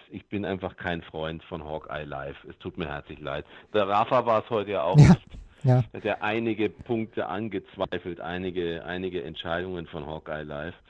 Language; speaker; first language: German; native; German